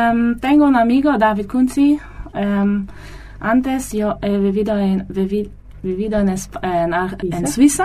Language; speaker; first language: Spanish; non-native, learner; German